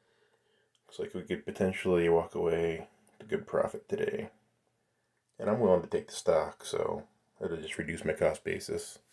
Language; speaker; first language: English; native; English